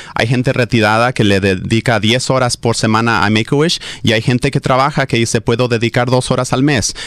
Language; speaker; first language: Spanish; early bilingual, heritage; Spanish